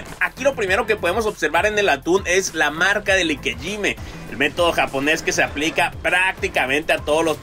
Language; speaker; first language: Spanish; native; Spanish